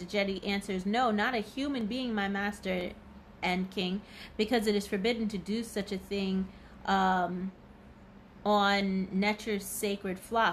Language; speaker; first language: English; native; English